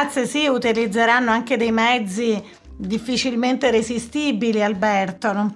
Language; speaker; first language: Italian; native; Italian